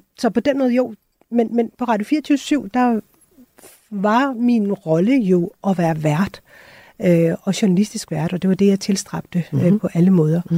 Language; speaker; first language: Danish; early bilingual, other home language; Urdu